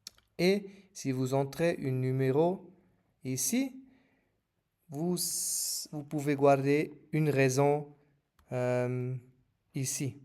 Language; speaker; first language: French; non-native, fluent; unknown